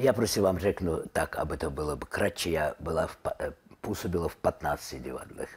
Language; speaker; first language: Czech; non-native, learner; Russian